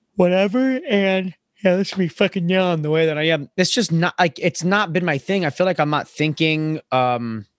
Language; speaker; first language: English; native; English